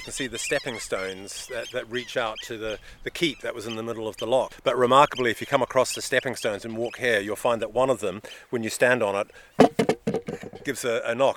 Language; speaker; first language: English; native; English